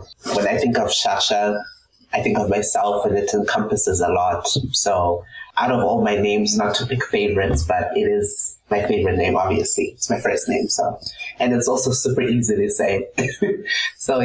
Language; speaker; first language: English; non-native, local second language; Shona